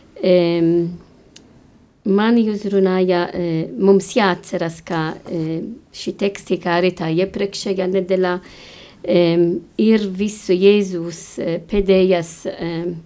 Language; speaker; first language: Latvian; non-native, fluent; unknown